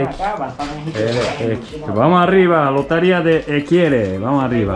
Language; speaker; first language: Spanish; native; Spanish